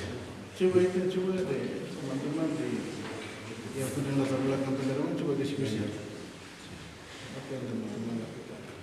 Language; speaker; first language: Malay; non-native, local second language; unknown